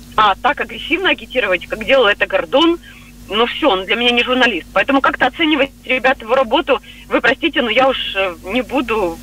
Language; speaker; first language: Russian; native; Russian